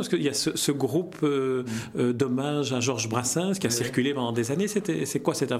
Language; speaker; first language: French; native; French